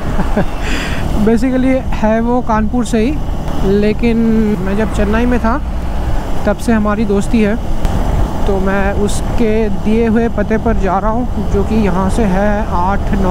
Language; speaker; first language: Hindi; native; Hindi